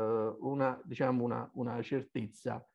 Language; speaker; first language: Italian; native; Italian